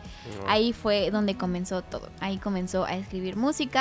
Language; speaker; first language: Spanish; native; Spanish